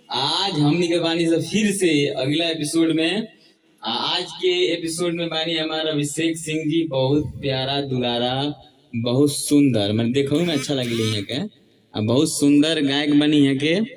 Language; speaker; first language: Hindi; non-native, local second language; Bhojpuri